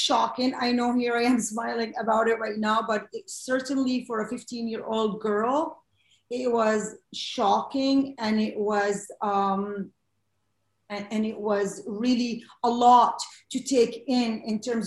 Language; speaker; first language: English; non-native, fluent; Arabic